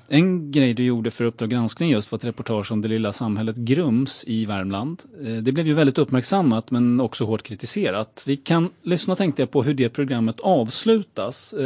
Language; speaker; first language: Swedish; native; Swedish